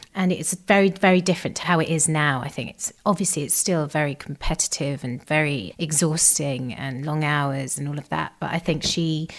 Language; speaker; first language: English; native; English